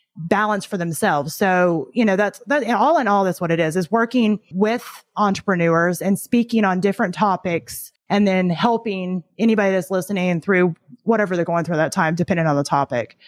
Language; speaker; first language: English; native; English